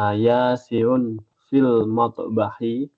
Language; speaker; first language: Arabic; non-native, learner; Indonesian